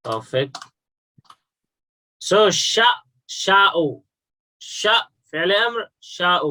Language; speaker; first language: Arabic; non-native, fluent; Urdu